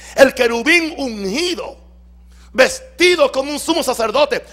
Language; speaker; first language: Spanish; native; Spanish